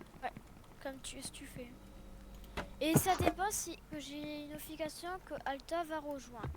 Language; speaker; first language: French; native; French